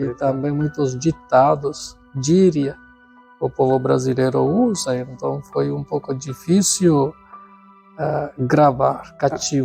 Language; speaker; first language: Portuguese; non-native, fluent; Tamil